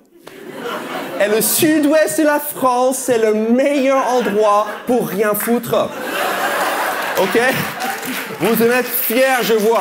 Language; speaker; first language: French; non-native, fluent; English